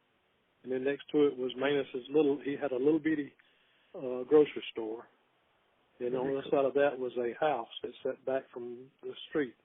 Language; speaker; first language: English; native; English